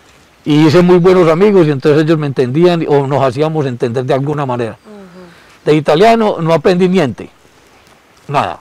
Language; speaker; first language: Spanish; native; Spanish